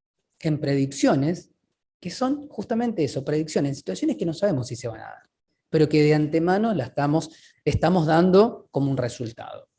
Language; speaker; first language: Spanish; native; Spanish